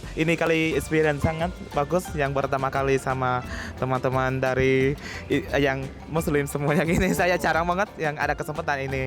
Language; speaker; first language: Indonesian; non-native, learner; Vietnamese